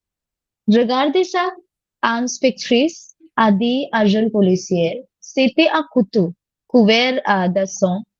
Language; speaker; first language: French; non-native, learner; Hindi